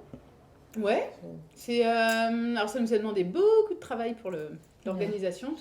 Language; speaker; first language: French; native; French